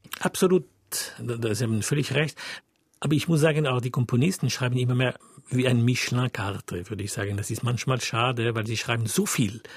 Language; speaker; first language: German; non-native, fluent; French